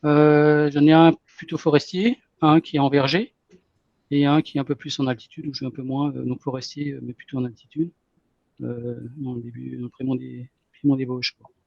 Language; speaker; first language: French; native; French